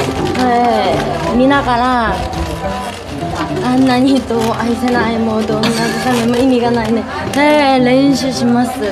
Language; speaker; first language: Japanese; non-native, learner; Korean